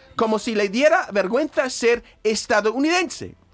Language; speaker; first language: Spanish; non-native, fluent; English